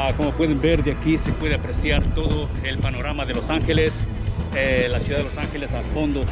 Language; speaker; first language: Spanish; native; Spanish